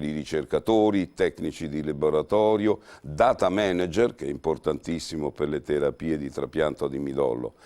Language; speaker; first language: Italian; native; Italian